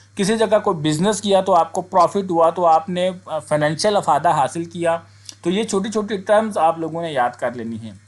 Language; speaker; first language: Urdu; non-native, local second language; Punjabi